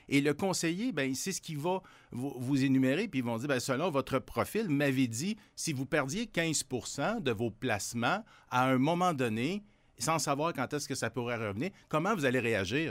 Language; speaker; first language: French; native; French